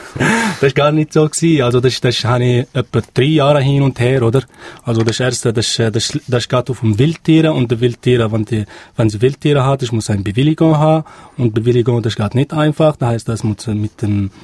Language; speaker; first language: German; non-native, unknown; Arabic